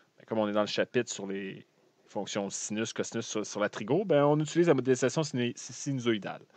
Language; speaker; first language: French; native; French